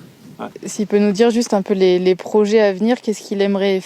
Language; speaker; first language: French; native; French